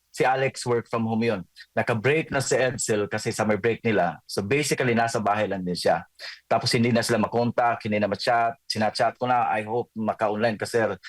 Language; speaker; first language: Filipino; non-native, local second language; Cebuano